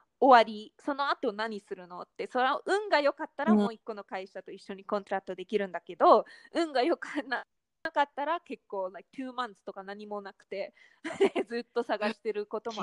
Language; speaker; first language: Japanese; non-native, fluent; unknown